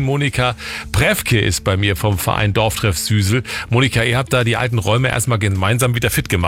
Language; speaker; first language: German; native; German